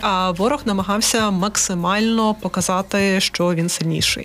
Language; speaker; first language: Ukrainian; native; Ukrainian